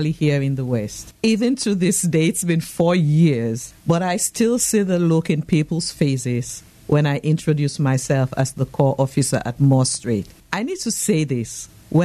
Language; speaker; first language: English; non-native, local second language; Krio